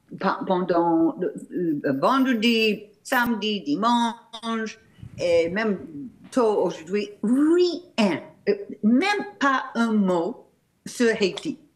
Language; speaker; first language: French; non-native, fluent; English